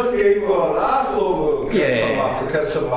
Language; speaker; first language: English; non-native, learner; Korean